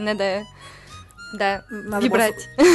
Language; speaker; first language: Russian; non-native, learner; French